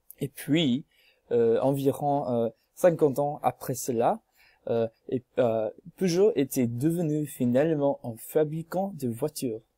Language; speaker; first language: French; non-native, learner; English